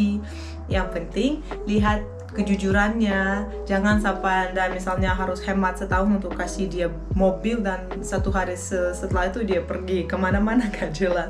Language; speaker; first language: Indonesian; non-native, fluent; Russian